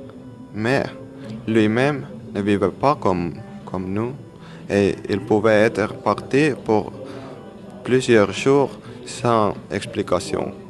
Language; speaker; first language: French; non-native, learner; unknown